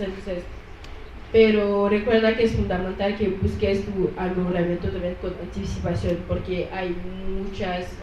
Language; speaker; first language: Spanish; non-native, learner; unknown